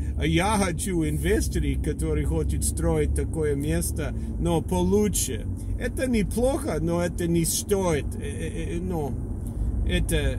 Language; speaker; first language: Russian; non-native, learner; English